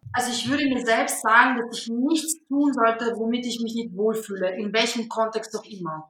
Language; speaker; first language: German; early bilingual, other home language; Serbian